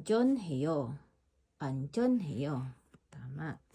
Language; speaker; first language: Korean; non-native, learner; Filipino